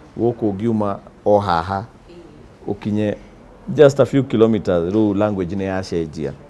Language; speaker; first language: Kikuyu; native; Kikuyu